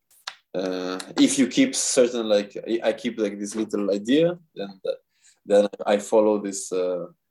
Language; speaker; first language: English; non-native, fluent; Russian